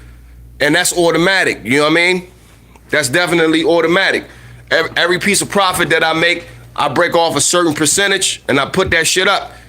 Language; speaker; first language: English; native; English